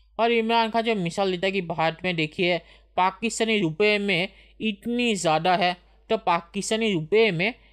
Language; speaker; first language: Hindi; native; Hindi